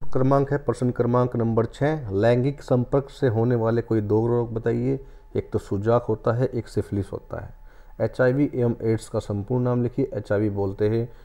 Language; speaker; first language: Hindi; native; Hindi